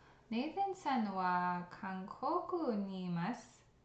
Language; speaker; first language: Japanese; non-native, learner; English